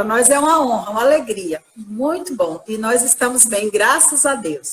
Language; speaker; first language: Portuguese; native; Portuguese